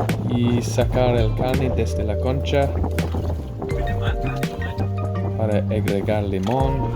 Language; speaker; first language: Spanish; non-native, learner; English